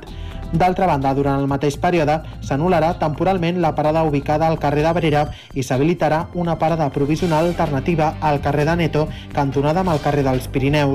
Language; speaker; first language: Catalan; native; Catalan